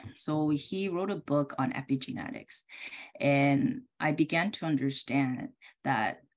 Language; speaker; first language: English; early bilingual, other home language; Korean